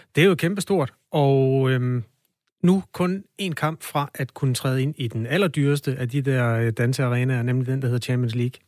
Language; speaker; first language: Danish; native; Danish